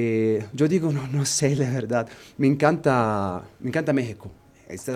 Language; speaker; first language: Spanish; non-native, learner; Arabic